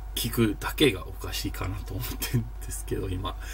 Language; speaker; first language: Japanese; non-native, learner; English